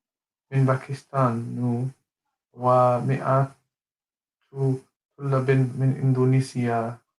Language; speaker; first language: Arabic; non-native, learner; English